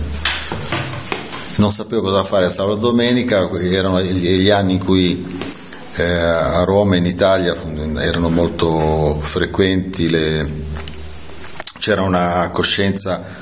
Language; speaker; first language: Italian; native; Italian